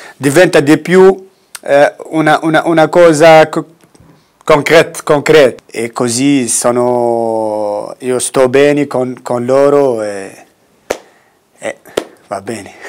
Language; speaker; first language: Italian; non-native, learner; Arabic